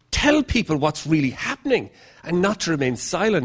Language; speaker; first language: English; native; English